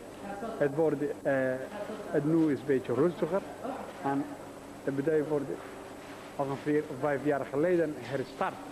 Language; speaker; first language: Dutch; non-native, learner; Somali